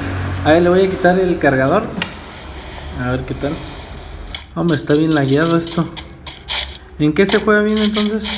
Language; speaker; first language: Spanish; native; Spanish